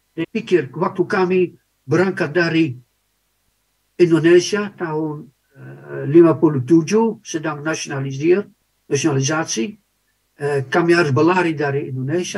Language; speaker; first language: Indonesian; non-native, fluent; Dutch